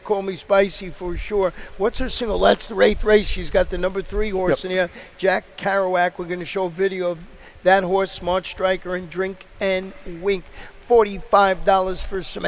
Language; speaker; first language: English; native; English